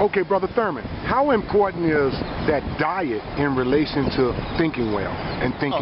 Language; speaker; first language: English; native; English